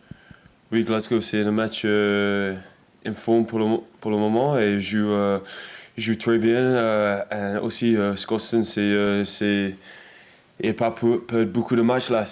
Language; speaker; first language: French; non-native, learner; English